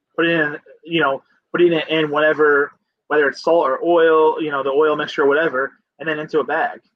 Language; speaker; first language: English; native; English